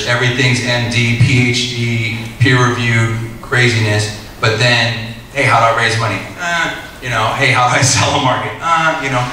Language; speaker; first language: English; native; English